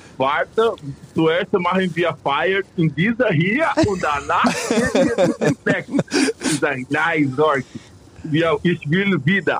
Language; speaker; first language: German; non-native, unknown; Portuguese